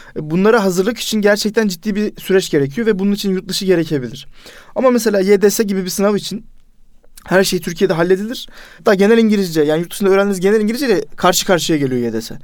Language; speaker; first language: Turkish; native; Turkish